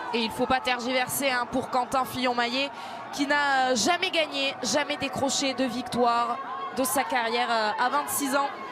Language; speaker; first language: French; native; French